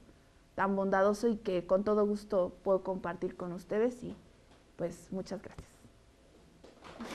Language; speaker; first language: Spanish; native; Spanish